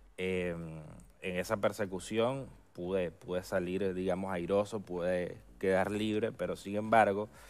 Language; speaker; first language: Spanish; native; Spanish